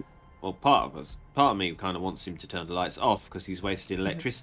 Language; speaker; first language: English; native; English